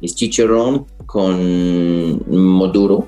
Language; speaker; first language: Spanish; non-native, learner; English